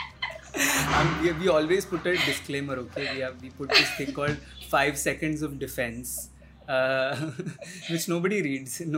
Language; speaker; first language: English; non-native, local second language; Hindi